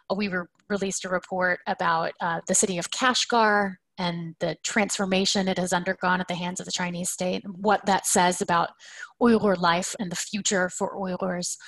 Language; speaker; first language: English; native; English